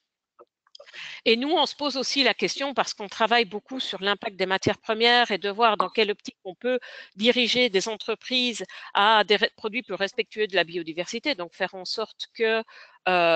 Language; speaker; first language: French; native; French